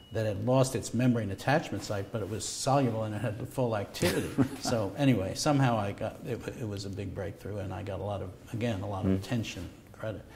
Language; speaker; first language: English; native; English